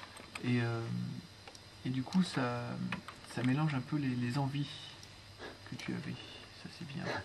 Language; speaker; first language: French; native; French